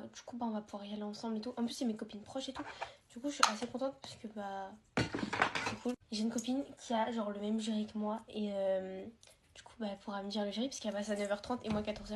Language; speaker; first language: French; native; French